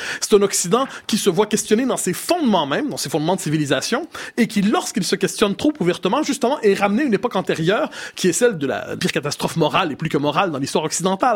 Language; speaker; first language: French; native; French